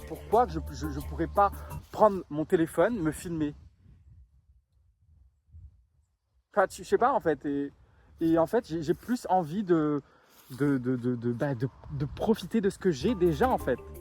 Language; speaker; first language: French; native; French